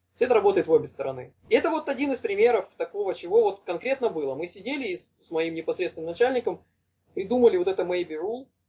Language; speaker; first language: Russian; native; Russian